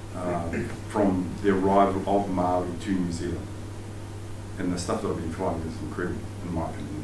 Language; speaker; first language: English; native; English